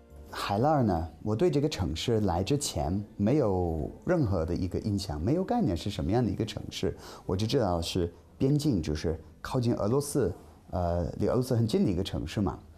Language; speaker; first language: Chinese; non-native, fluent; English